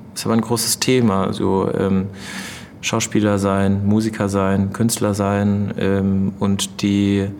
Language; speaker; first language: German; native; German